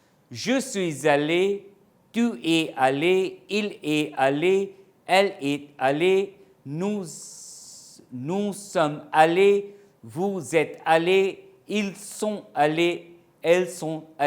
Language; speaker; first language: French; non-native, fluent; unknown